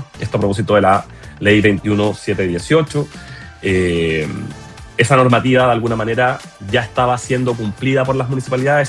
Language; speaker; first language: Spanish; native; Spanish